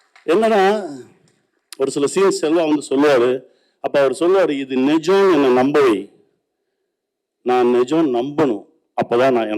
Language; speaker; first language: Tamil; native; Tamil